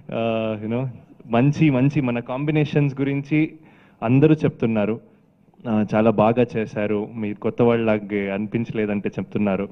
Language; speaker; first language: Telugu; non-native, learner; Kannada